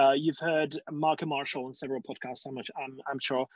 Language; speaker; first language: English; non-native, fluent; Hungarian